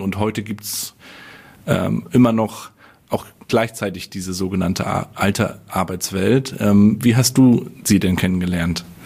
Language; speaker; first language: German; native; German